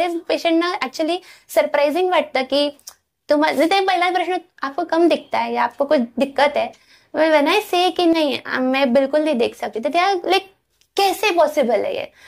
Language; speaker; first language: Hindi; non-native, local second language; Marathi